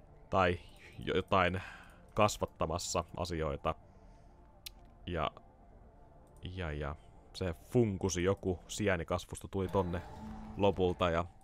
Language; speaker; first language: Finnish; native; Finnish